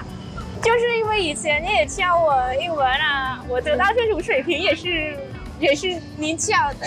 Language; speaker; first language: Chinese; non-native, fluent; Vietnamese